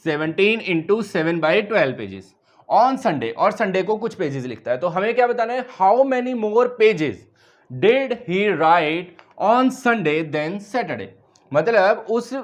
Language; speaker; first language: Hindi; native; Hindi